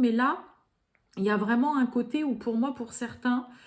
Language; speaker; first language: French; native; French